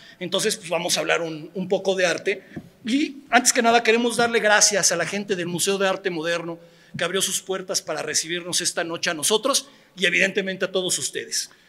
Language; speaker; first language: Spanish; native; Spanish